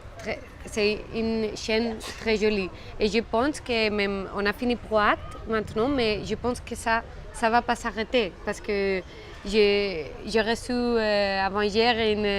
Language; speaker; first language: French; non-native, fluent; Spanish